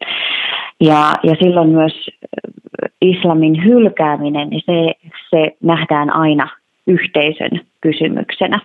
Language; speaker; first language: Finnish; native; Finnish